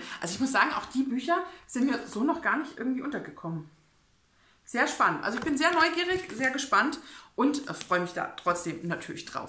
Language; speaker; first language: German; native; German